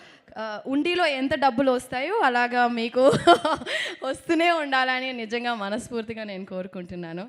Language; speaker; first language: Telugu; non-native, local second language; Tamil